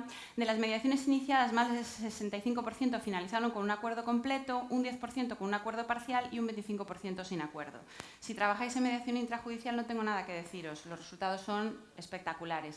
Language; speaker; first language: Spanish; native; Spanish